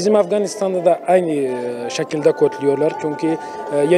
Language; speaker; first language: Turkish; non-native, fluent; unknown